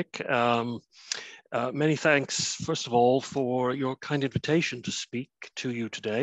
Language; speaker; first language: English; native; English